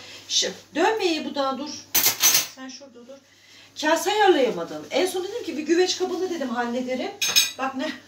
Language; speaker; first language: Turkish; native; Turkish